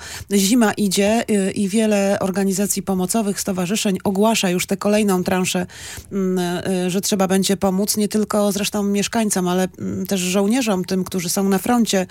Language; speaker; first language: Polish; native; Polish